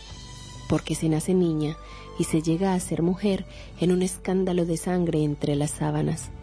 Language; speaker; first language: Spanish; native; Spanish